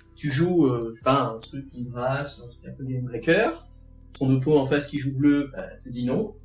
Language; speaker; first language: French; native; French